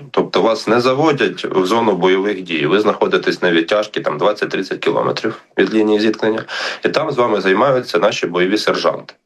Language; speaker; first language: Ukrainian; native; Ukrainian